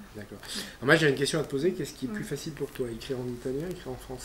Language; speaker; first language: French; native; French